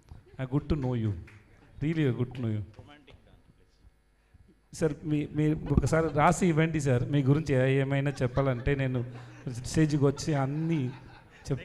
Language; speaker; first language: Telugu; non-native, learner; Tamil